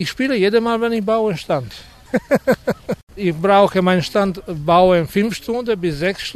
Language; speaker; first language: German; non-native, fluent; Croatian